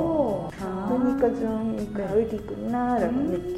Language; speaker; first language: Korean; non-native, fluent; Japanese